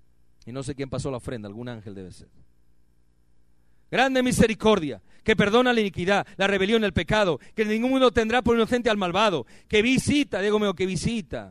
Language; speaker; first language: Spanish; native; Spanish